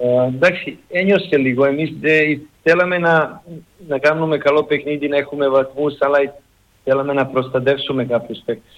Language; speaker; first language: Greek; non-native, learner; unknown